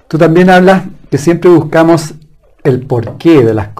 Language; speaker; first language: Spanish; native; Spanish